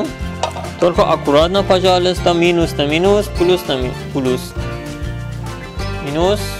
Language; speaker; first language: Russian; non-native, learner; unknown